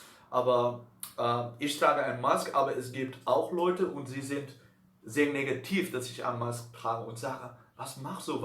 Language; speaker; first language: German; non-native, learner; Dutch